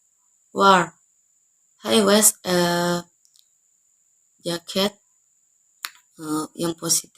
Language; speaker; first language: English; non-native, learner; Indonesian